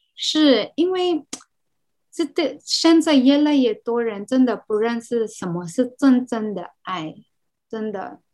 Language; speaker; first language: Chinese; non-native, fluent; Cebuano